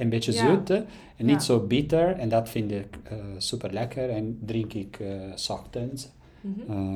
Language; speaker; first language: Dutch; non-native, learner; Italian